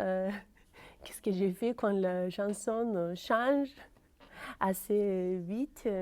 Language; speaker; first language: French; non-native, fluent; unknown